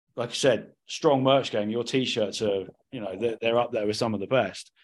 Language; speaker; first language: English; native; English